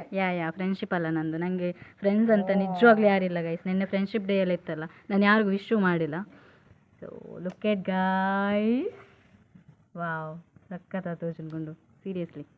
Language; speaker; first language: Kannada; native; Kannada